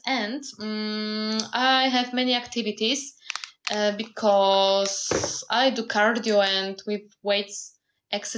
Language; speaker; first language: English; non-native, learner; Polish